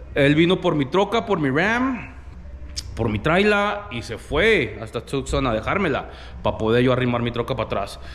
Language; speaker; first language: Spanish; early bilingual, other home language; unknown